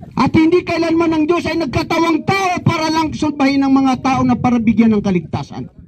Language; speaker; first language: Filipino; non-native, local second language; Cebuano